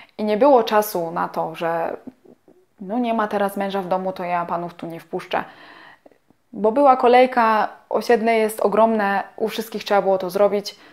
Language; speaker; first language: Polish; native; Polish